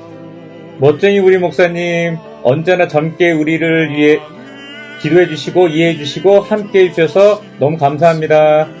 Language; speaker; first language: Korean; native; Korean